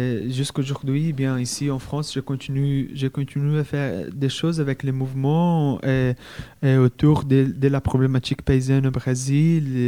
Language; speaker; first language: French; non-native, fluent; Portuguese